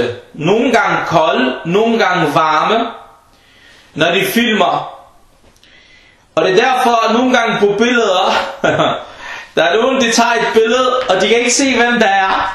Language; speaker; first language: Danish; non-native, fluent; Arabic